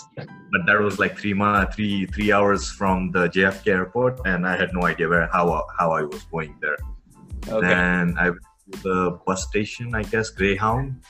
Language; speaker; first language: English; non-native, local second language; Gujarati